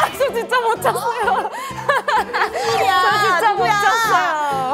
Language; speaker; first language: Korean; non-native, fluent; Japanese